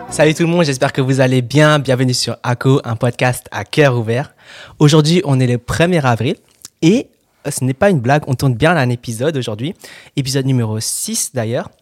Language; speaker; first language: French; native; French